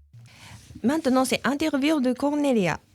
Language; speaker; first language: French; non-native, learner; Japanese